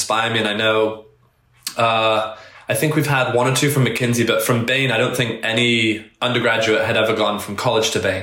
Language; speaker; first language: English; native; English